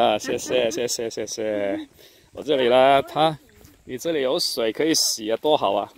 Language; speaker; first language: Chinese; non-native, local second language; Cantonese